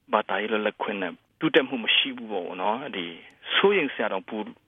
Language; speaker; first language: Burmese; non-native, local second language; Hakha Chin